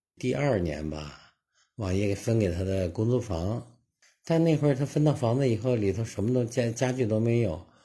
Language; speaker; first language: Chinese; native; Chinese